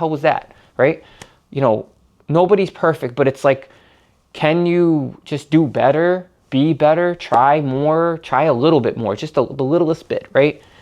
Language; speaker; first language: English; native; English